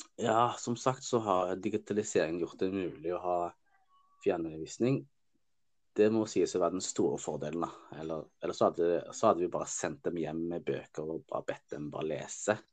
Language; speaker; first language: Norwegian; early bilingual, other home language; Somali